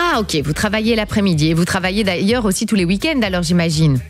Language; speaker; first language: French; native; French